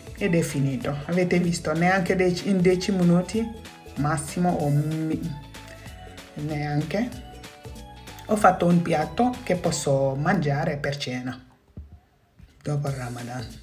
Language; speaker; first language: Italian; non-native, fluent; Wolof